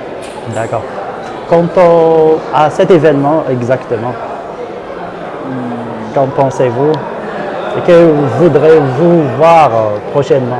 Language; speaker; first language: French; non-native, local second language; Arabic